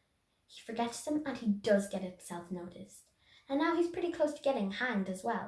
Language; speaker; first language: English; native; English